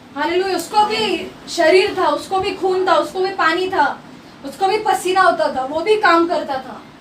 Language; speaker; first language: Hindi; non-native, local second language; Marathi